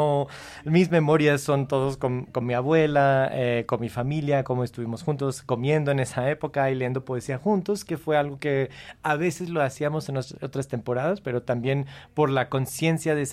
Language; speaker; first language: Spanish; early bilingual, heritage; Spanish